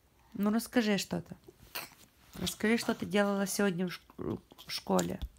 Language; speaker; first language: Russian; native; Russian